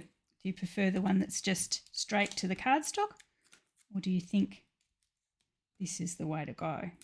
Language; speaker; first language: English; native; English